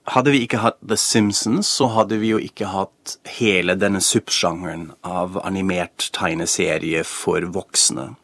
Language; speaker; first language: Norwegian; non-native, fluent; German